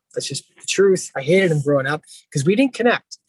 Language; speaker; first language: English; native; English